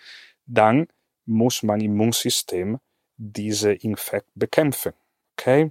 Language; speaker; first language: German; non-native, fluent; Italian